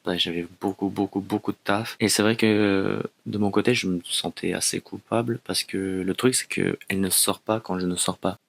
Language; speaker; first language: French; native; French